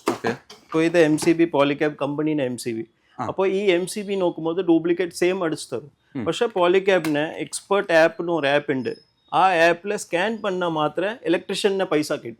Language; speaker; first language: Malayalam; non-native, local second language; Tamil